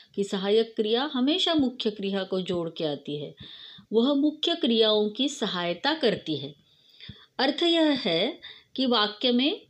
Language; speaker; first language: Hindi; non-native, local second language; Marathi